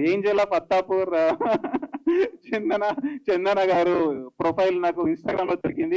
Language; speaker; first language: Telugu; native; Telugu